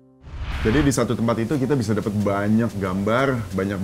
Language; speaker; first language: Indonesian; native; Indonesian